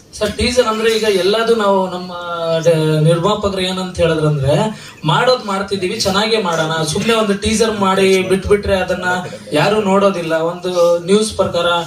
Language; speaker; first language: Kannada; non-native, local second language; Lambadi